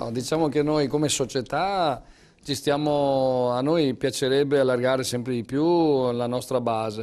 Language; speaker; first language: Italian; native; Italian